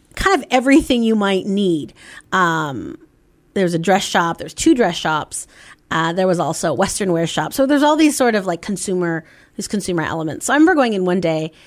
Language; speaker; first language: English; native; English